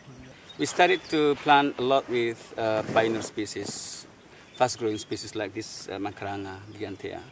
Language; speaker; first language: English; non-native, fluent; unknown